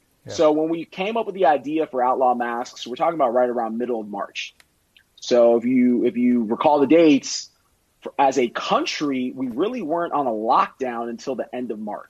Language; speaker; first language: English; native; English